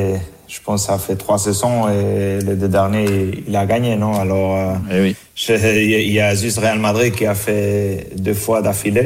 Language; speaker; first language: French; non-native, fluent; Spanish